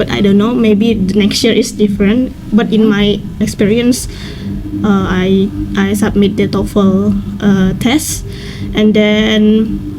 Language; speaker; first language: English; non-native, learner; Indonesian